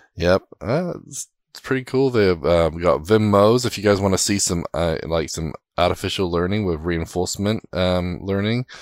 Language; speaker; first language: English; native; English